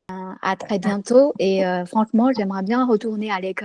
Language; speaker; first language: French; non-native, fluent; Chinese